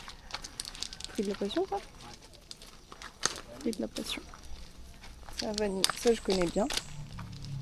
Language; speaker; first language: French; native; French